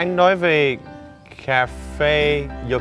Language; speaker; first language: Vietnamese; non-native, fluent; English